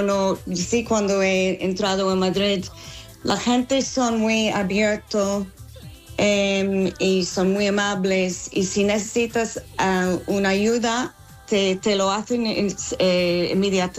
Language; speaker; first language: Spanish; non-native, learner; English